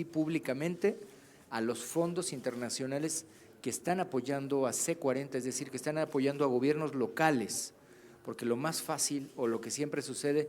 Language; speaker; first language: Spanish; native; Spanish